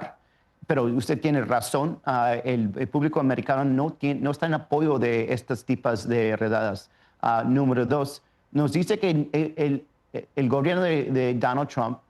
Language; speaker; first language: Spanish; early bilingual, heritage; Spanish